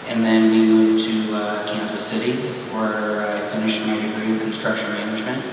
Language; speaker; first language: English; native; English